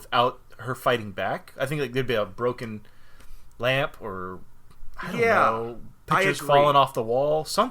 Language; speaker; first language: English; native; English